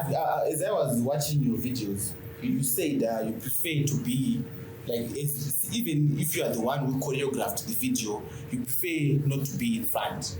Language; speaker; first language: English; non-native, local second language; Shona